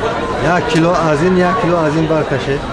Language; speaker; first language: Persian; non-native, learner; Turkish